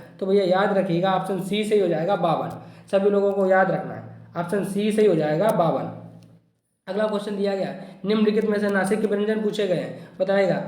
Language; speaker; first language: Hindi; native; Hindi